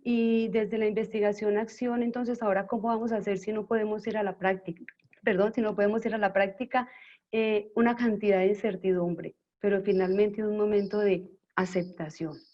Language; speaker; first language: Spanish; native; Spanish